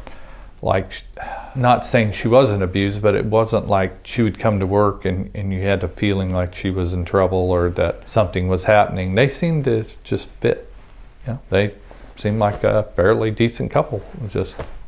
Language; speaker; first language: English; native; English